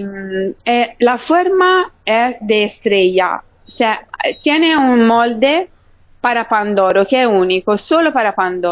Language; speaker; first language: Spanish; non-native, fluent; Italian